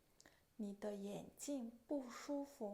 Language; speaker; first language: Chinese; non-native, fluent; Mongolian